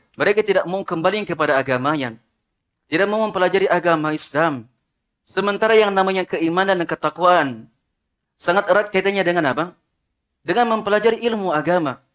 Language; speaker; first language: Malay; non-native, local second language; Sundanese